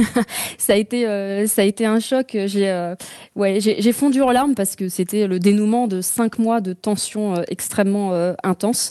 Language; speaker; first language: French; native; French